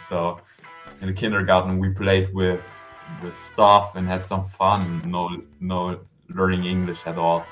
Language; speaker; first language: English; non-native, fluent; German